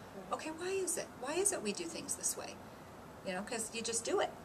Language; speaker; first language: English; native; English